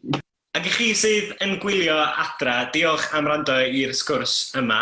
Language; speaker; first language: Welsh; native; Welsh